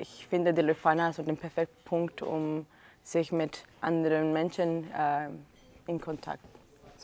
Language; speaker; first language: German; non-native, fluent; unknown